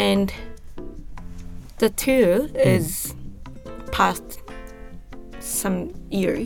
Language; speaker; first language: English; non-native, learner; Japanese